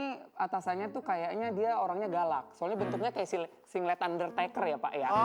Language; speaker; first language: Indonesian; native; Indonesian